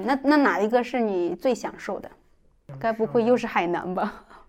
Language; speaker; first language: Chinese; native; Chinese